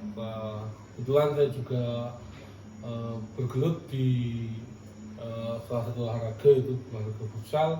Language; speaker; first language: Indonesian; native; Indonesian